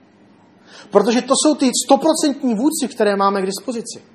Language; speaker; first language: Czech; native; Czech